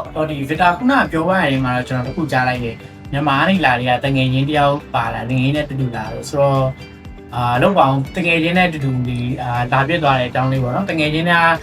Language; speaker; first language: Burmese; native; Burmese